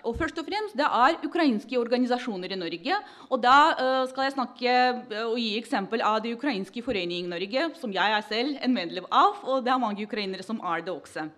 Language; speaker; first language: Norwegian; non-native, fluent; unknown